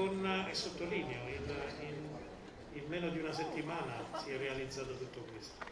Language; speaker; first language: Italian; native; Italian